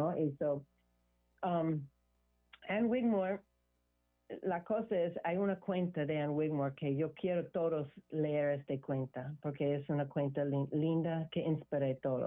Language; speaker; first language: Spanish; non-native, learner; English